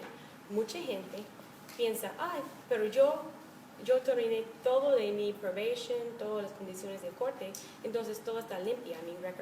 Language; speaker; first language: Spanish; non-native, fluent; English